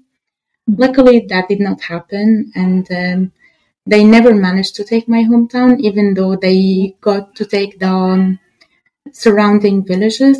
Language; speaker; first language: English; non-native, fluent; Arabic